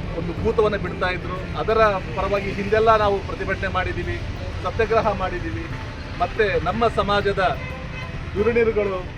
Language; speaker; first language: Kannada; non-native, local second language; Lambadi